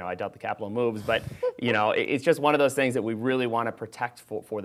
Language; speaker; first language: English; native; English